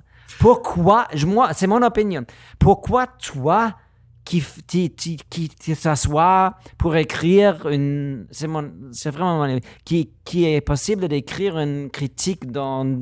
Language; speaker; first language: French; non-native, learner; German